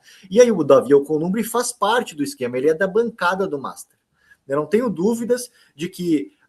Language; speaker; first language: Portuguese; native; Portuguese